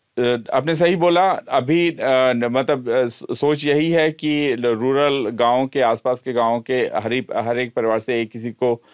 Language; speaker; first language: Hindi; native; Hindi